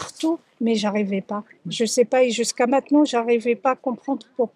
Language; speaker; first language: French; early bilingual, other home language; Arabic